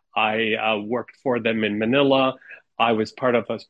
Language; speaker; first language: English; non-native, fluent; Ukrainian